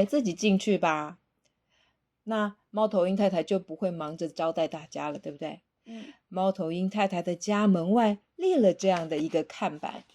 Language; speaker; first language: Chinese; native; Chinese